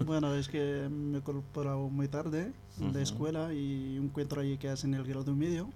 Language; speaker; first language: Spanish; non-native, learner; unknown